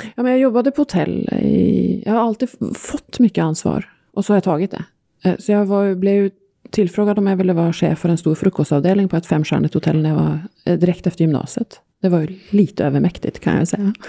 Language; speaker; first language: Swedish; non-native, fluent; Norwegian